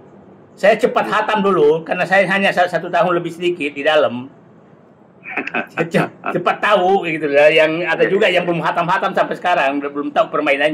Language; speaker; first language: Indonesian; native; Indonesian